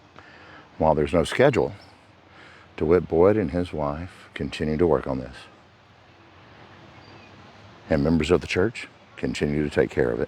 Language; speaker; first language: English; native; English